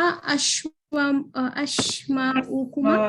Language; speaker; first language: Arabic; non-native, learner; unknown